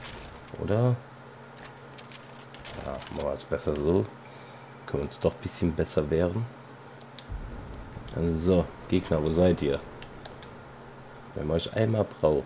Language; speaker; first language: German; native; German